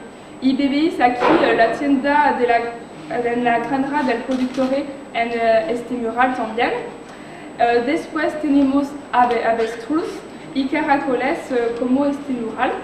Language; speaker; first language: Spanish; non-native, learner; French